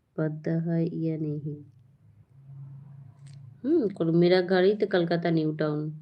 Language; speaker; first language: Hindi; non-native, learner; Bangla